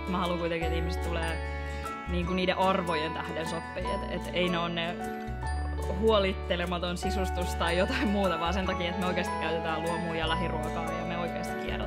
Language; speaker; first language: Finnish; native; Finnish